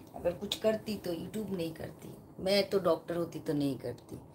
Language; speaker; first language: Hindi; non-native, local second language; Bangla